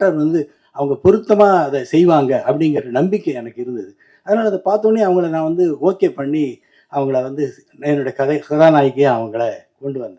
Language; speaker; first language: Tamil; native; Tamil